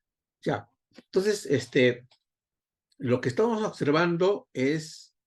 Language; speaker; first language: Spanish; native; Spanish